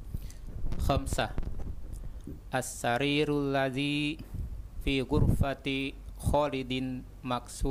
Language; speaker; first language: Arabic; non-native, learner; Indonesian